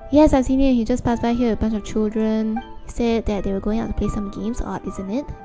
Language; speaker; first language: English; native; English